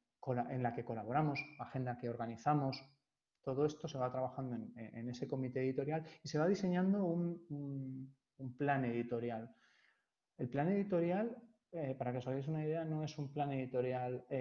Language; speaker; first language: Spanish; native; Spanish